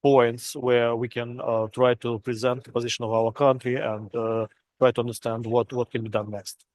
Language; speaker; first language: English; non-native, fluent; Russian